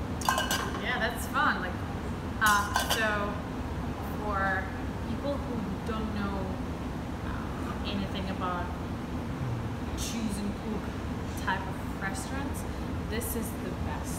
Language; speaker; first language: English; non-native, fluent; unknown